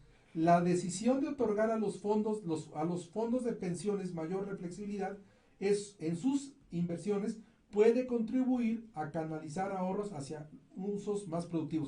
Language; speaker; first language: Spanish; native; Spanish